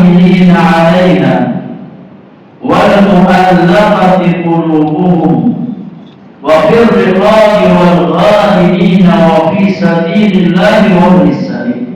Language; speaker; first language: Arabic; non-native, fluent; Indonesian